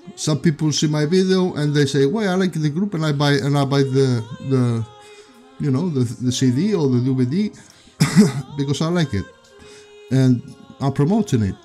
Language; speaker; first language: English; non-native, fluent; Spanish